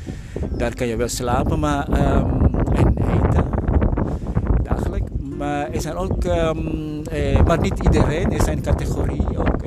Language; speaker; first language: Dutch; non-native, fluent; Indonesian